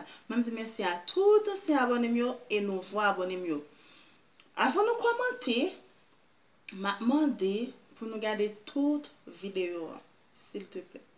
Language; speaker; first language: French; non-native, local second language; Haitian Creole